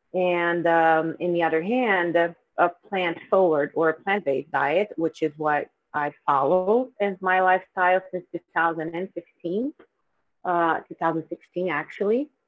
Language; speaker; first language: English; non-native, fluent; Portuguese